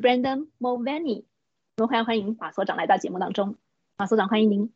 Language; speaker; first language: Chinese; native; Chinese